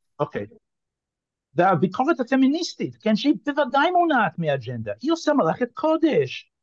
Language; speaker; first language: Hebrew; non-native, fluent; English